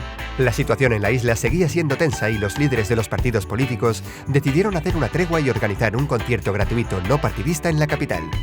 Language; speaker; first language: Spanish; native; Spanish